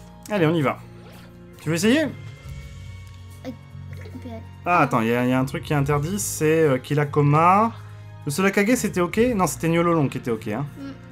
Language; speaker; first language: French; native; French